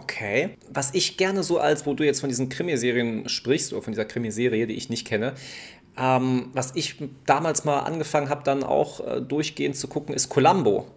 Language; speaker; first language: German; native; German